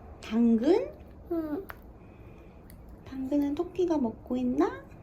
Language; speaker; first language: Korean; native; Korean